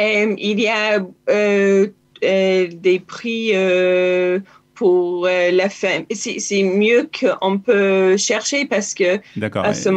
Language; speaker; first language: French; non-native, learner; Hebrew